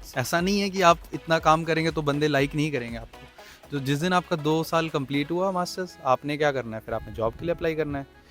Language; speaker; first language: Hindi; native; Hindi